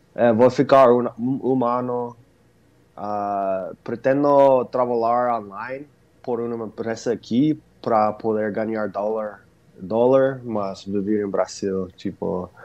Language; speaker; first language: Portuguese; non-native, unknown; English